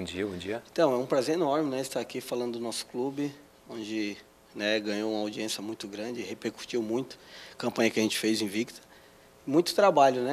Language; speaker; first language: Portuguese; native; Portuguese